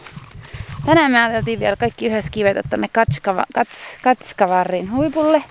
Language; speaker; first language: Finnish; native; Finnish